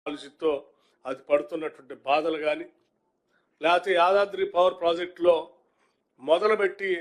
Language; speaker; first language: Telugu; native; Telugu